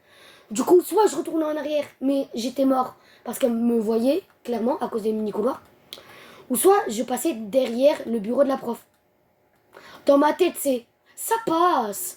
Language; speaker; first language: French; native; French